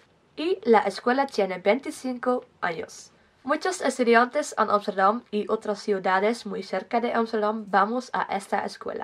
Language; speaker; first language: Spanish; non-native, learner; Dutch